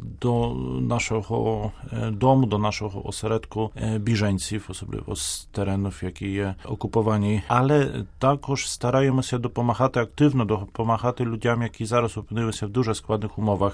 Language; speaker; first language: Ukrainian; non-native, fluent; Polish